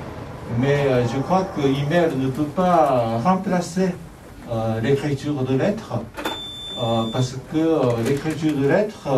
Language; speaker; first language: French; non-native, fluent; Japanese